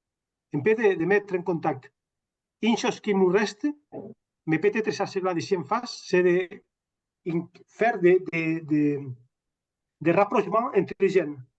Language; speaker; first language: French; non-native, fluent; Catalan